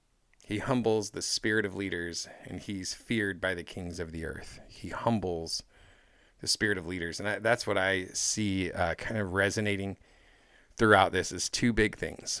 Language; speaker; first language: English; native; English